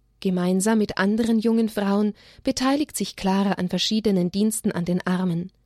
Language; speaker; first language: German; native; German